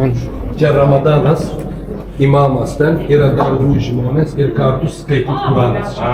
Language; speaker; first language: Lithuanian; non-native, learner; Turkish